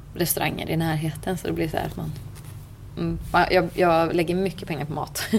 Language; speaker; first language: Swedish; native; Swedish